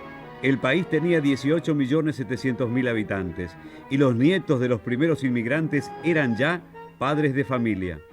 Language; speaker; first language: Spanish; native; Spanish